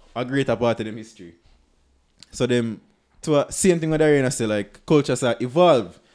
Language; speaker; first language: English; non-native, local second language; Jamaican Creole English